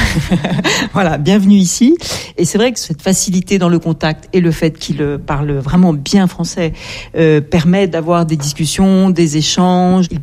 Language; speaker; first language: French; native; French